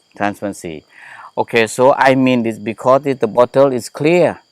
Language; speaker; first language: English; non-native, learner; Thai